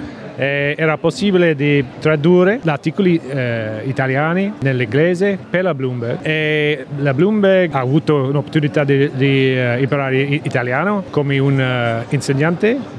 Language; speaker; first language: Italian; non-native, learner; English